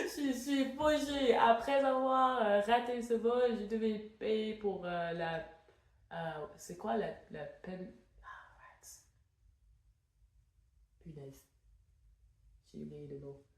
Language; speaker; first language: French; non-native, fluent; English